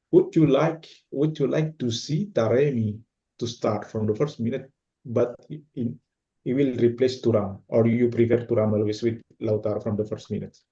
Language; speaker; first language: English; non-native, fluent; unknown